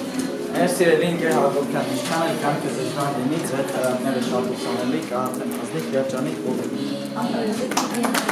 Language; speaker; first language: Armenian; native; Armenian